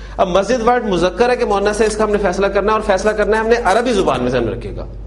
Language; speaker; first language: Urdu; native; Urdu